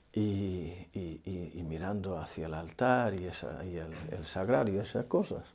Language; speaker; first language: Spanish; non-native, fluent; English